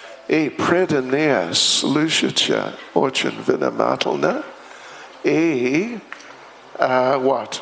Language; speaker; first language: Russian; non-native, learner; English